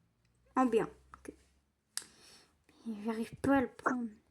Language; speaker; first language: French; native; French